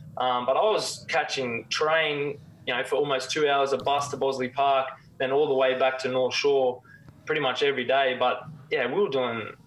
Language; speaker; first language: English; native; English